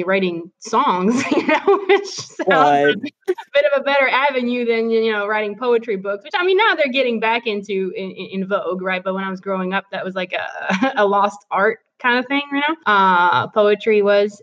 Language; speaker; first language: English; non-native, fluent; French